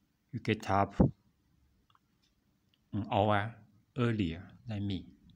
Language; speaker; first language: English; non-native, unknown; Chinese